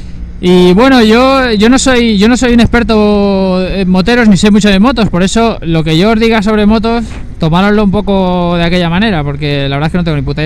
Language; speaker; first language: Spanish; native; Spanish